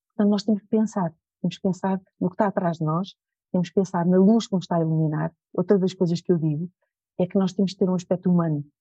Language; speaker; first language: Portuguese; native; Portuguese